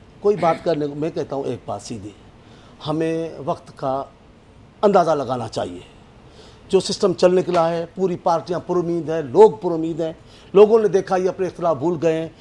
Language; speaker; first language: Urdu; non-native, local second language; Sindhi